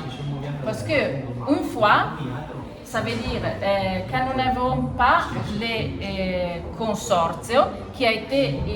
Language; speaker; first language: French; non-native, fluent; Italian